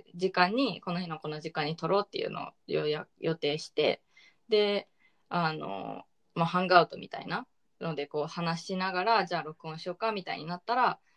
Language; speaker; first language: Japanese; early bilingual, heritage; Japanese